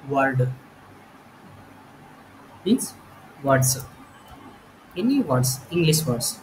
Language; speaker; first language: English; non-native, learner; Telugu